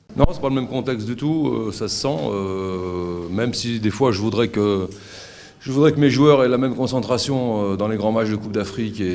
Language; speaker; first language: French; native; French